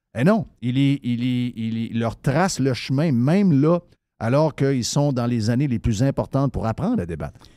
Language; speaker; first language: French; native; French